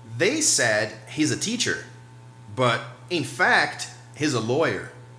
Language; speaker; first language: English; non-native, fluent; Portuguese